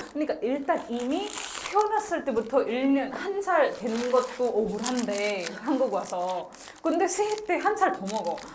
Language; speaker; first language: Korean; non-native, fluent; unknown